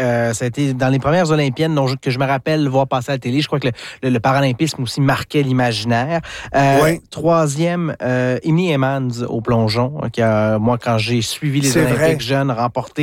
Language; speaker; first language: French; native; French